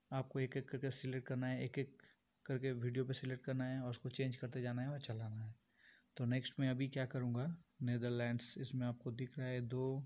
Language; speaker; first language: Hindi; non-native, local second language; Bangla